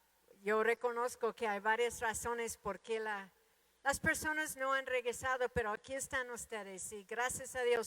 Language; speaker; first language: Spanish; non-native, fluent; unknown